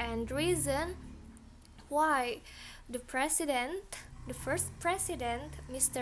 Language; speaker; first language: English; non-native, learner; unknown